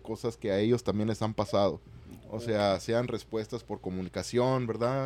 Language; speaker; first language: Spanish; early bilingual, heritage; Spanish